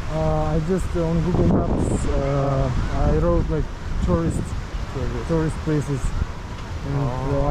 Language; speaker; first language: English; non-native, learner; Bashkir